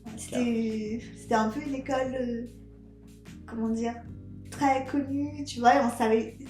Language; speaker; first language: French; non-native, local second language; Malagasy